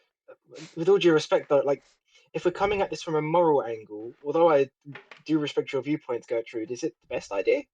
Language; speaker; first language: English; native; English